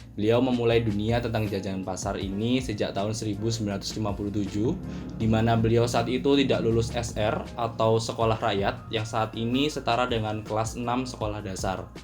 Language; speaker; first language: Indonesian; native; Indonesian